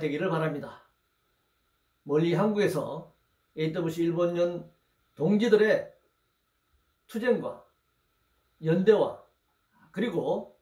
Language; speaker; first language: Korean; native; Korean